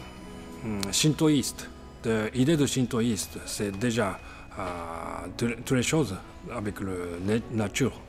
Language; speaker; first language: French; non-native, learner; Japanese